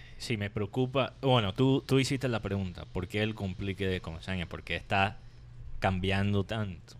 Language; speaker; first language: Spanish; non-native, fluent; English